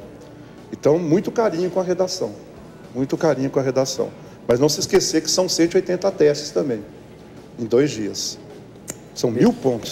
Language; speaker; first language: Portuguese; native; Portuguese